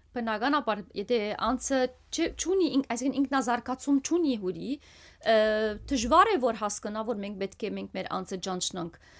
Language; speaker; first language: Armenian; early bilingual, heritage; Armenian